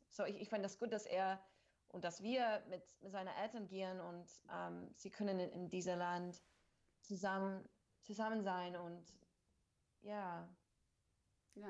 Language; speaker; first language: German; non-native, learner; English